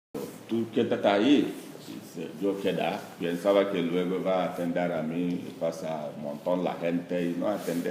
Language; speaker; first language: Spanish; non-native, learner; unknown